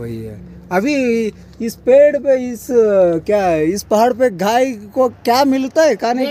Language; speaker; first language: Hindi; non-native, local second language; Kannada